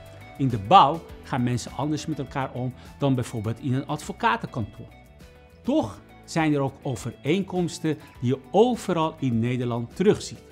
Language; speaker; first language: Dutch; non-native, fluent; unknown